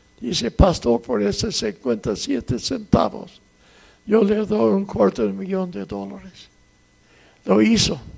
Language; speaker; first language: Spanish; non-native, fluent; English